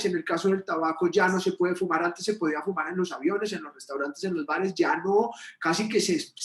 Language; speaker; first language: Spanish; native; Spanish